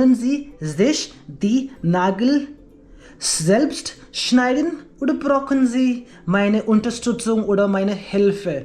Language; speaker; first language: German; non-native, learner; Hindi